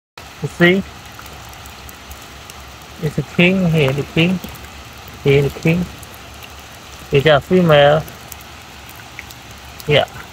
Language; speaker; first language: English; non-native, learner; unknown